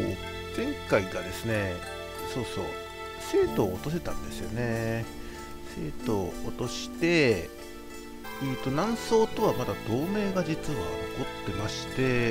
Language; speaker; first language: Japanese; native; Japanese